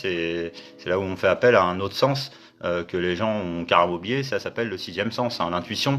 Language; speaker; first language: French; native; French